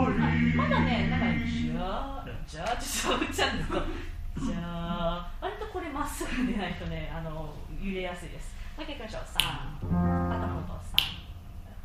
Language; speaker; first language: Japanese; native; Japanese